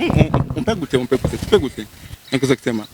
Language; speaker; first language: French; non-native, local second language; Rundi